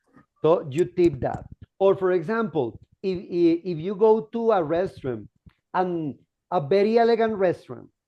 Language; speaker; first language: English; non-native, fluent; Spanish